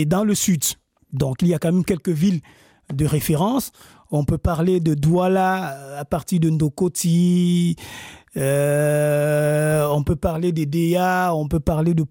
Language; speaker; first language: French; non-native, local second language; Basaa